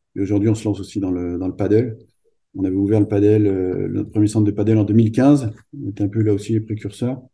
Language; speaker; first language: French; native; French